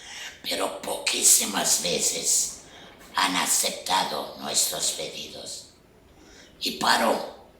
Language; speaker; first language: Spanish; non-native, fluent; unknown